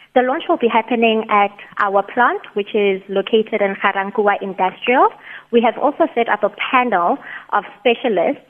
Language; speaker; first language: English; non-native, local second language; Tswana